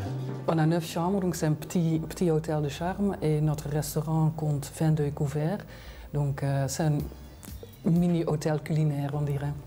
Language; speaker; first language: French; non-native, fluent; Dutch